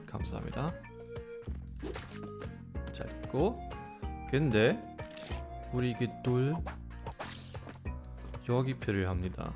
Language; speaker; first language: Korean; non-native, fluent; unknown